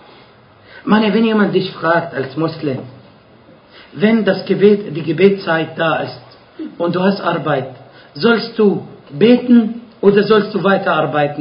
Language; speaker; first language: German; non-native, fluent; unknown